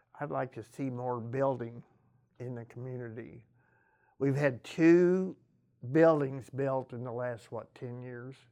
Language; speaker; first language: English; native; English